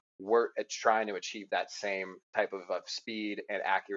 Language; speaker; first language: English; native; English